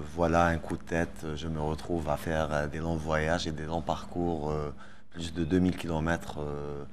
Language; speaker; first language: French; non-native, local second language; Arabic